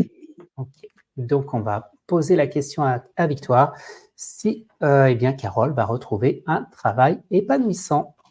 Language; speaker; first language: French; native; French